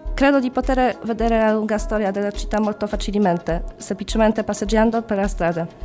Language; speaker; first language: Italian; non-native, learner; Polish